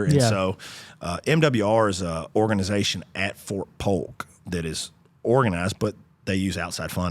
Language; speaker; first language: English; native; English